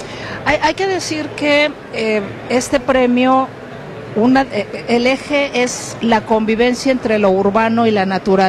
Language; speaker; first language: Spanish; native; Spanish